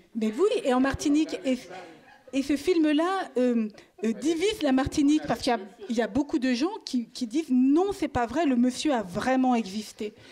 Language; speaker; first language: French; native; French